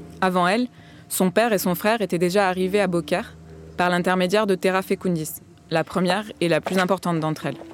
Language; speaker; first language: French; native; French